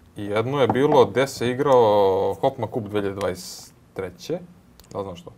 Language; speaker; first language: Serbian; native; Serbian